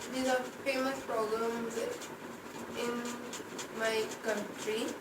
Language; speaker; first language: English; non-native, local second language; Hindi